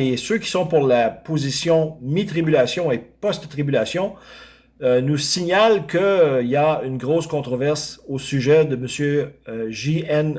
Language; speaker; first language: French; native; French